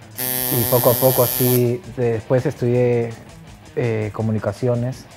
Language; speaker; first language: Spanish; native; Spanish